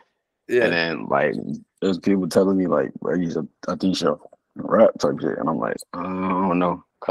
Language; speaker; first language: English; native; English